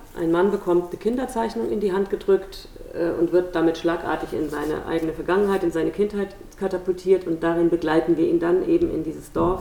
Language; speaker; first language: German; native; German